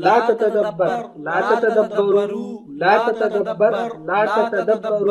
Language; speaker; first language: Arabic; non-native, learner; Urdu